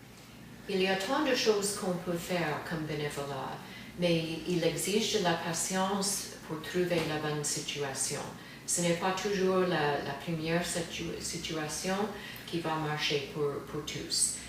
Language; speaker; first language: French; non-native, fluent; English